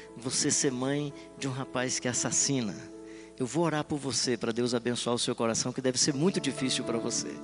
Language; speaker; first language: Portuguese; native; Portuguese